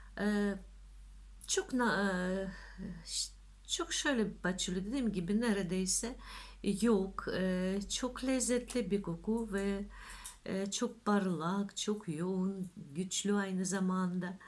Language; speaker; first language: Turkish; non-native, learner; Russian